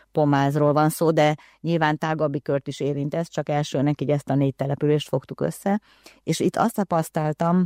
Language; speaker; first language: Hungarian; native; Hungarian